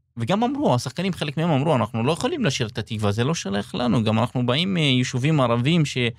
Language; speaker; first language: Hebrew; non-native, local second language; Arabic